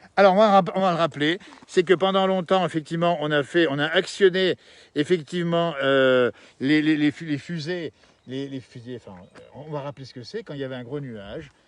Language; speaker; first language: French; native; French